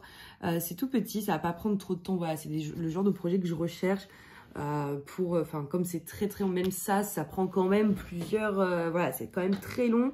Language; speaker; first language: French; native; French